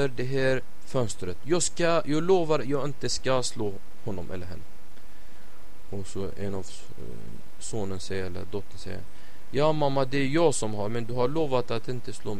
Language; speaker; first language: Swedish; non-native, fluent; Arabic